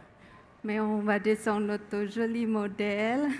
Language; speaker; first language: French; non-native, learner; Indonesian